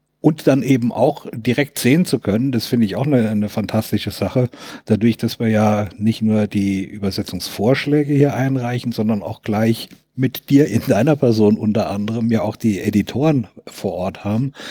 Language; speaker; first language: German; native; German